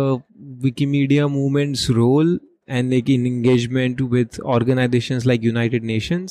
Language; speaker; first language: English; non-native, local second language; Marathi